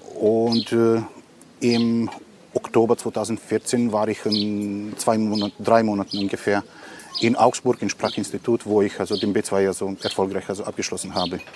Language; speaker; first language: German; non-native, fluent; Serbian